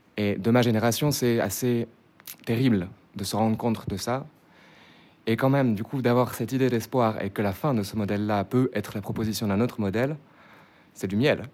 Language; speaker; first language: French; native; French